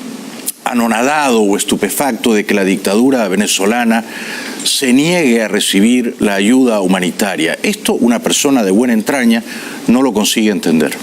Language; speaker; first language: Spanish; native; Spanish